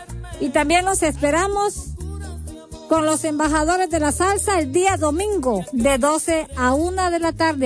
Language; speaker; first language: Spanish; native; Spanish